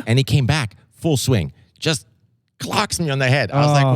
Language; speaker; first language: English; native; English